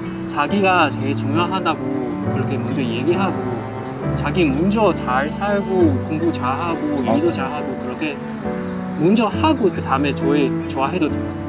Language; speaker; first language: Korean; non-native, fluent; Chinese